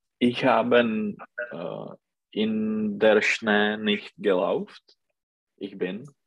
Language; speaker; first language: German; non-native, learner; Czech